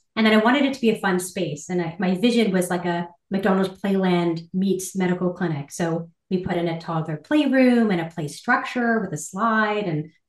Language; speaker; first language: English; native; English